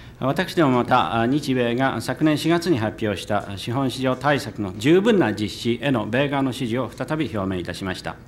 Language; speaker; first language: Japanese; native; Japanese